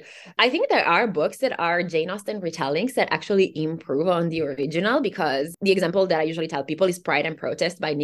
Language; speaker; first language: English; non-native, fluent; Italian